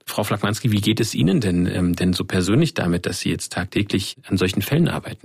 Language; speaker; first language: German; native; German